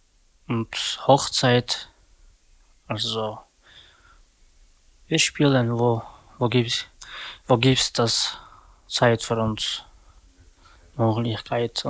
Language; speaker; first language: German; non-native, learner; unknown